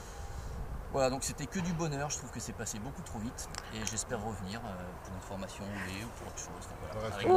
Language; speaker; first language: French; native; French